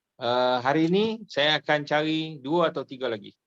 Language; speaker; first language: Indonesian; non-native, local second language; Malay